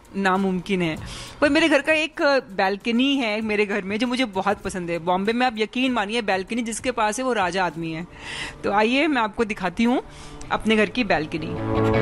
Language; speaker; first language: Hindi; native; Hindi